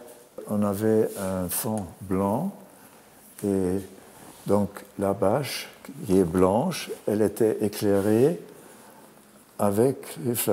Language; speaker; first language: French; non-native, fluent; German